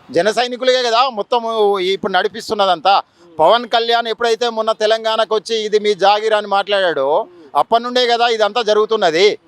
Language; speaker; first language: Telugu; native; Telugu